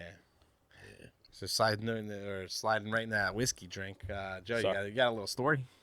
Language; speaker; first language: English; native; English